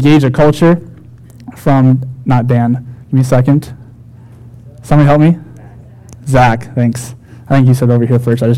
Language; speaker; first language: English; native; English